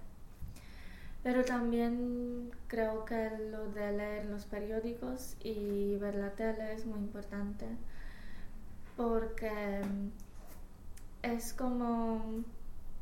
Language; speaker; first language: Spanish; non-native, fluent; English